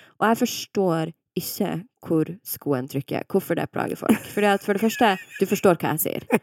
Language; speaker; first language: Norwegian; native; Norwegian